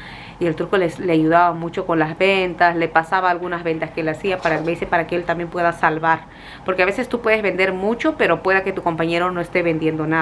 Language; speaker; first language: Spanish; native; Spanish